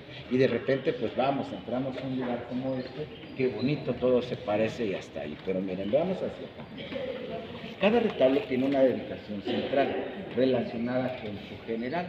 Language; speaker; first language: Spanish; native; Spanish